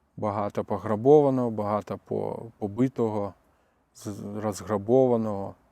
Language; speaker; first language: Ukrainian; native; Ukrainian